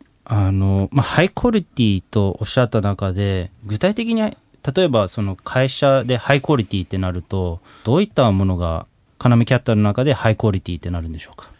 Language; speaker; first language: Japanese; native; Japanese